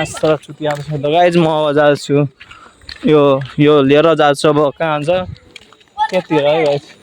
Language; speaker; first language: Nepali; non-native, local second language; Rana Tharu